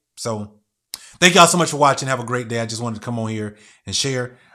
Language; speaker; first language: English; native; English